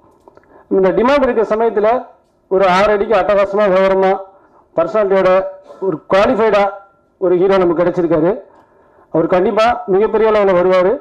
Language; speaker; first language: Tamil; native; Tamil